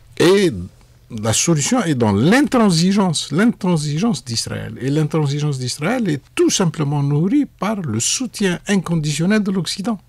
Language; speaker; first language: French; non-native, local second language; Arabic